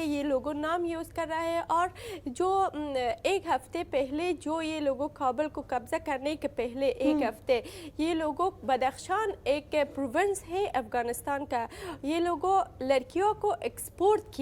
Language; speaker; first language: Hindi; non-native, learner; Persian